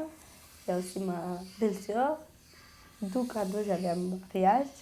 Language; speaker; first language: French; non-native, learner; Romanian